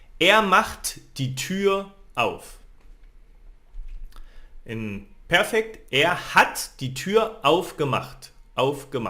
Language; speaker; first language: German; non-native, fluent; Spanish